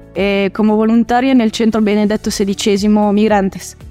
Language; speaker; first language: Spanish; early bilingual, heritage; Italian